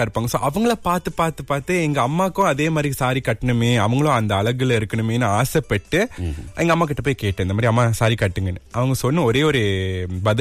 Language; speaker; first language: Tamil; early bilingual, heritage; Tamil